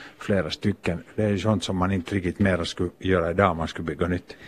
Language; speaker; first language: Swedish; native; Swedish